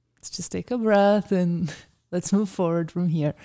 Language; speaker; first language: English; early bilingual, other home language; Ukrainian